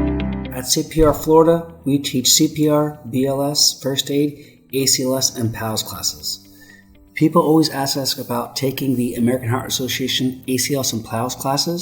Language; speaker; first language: English; native; English